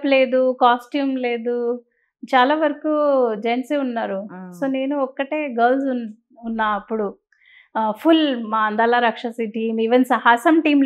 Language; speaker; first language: Telugu; non-native, learner; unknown